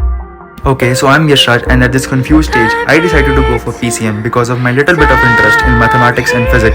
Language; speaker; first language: English; non-native, local second language; Hindi